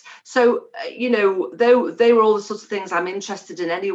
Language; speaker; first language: English; native; English